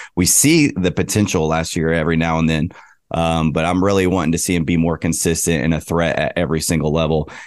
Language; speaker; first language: English; native; English